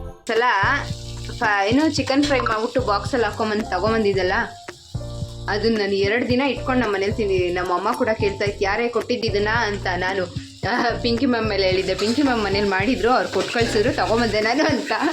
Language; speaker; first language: Kannada; native; Kannada